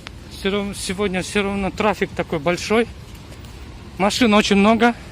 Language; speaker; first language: Russian; non-native, local second language; Kyrgyz